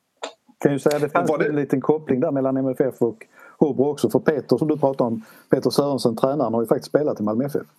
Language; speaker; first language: Swedish; native; Swedish